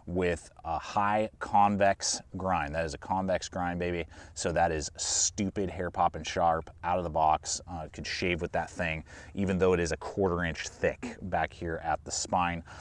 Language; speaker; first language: English; native; English